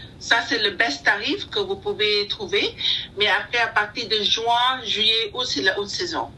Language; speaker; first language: French; non-native, learner; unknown